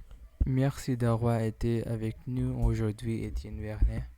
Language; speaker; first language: French; non-native, learner; English